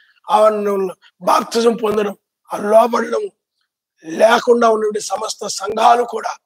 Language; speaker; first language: Telugu; native; Telugu